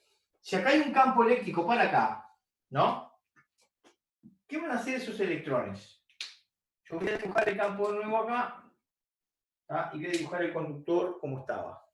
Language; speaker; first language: Spanish; native; Spanish